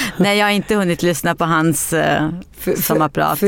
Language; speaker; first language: Swedish; early bilingual, other home language; Arabic